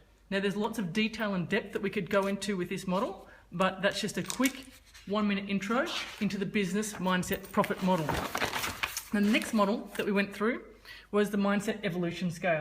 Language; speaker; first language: English; native; English